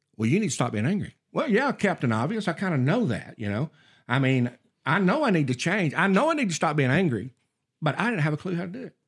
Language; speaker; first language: English; native; English